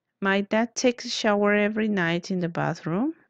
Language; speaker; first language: English; non-native, fluent; Spanish